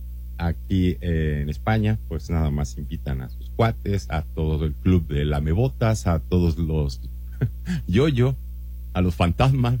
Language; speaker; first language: Spanish; native; Spanish